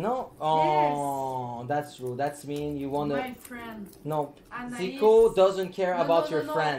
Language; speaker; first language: English; non-native, fluent; French